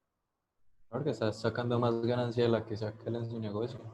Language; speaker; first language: Spanish; native; Spanish